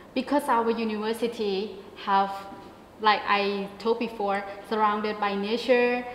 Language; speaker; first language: English; non-native, learner; Thai